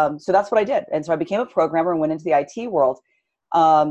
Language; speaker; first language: English; native; English